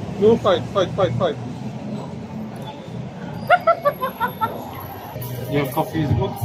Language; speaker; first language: English; non-native, learner; Polish